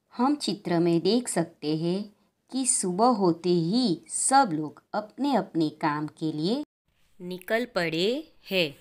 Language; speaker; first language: Hindi; non-native, local second language; Gujarati